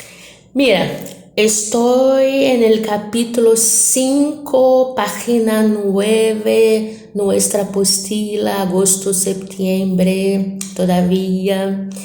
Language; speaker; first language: Spanish; non-native, fluent; Portuguese